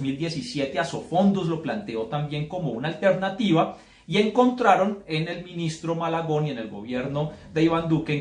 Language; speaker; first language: Spanish; native; Spanish